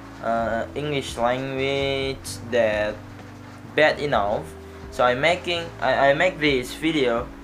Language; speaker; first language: English; non-native, learner; Indonesian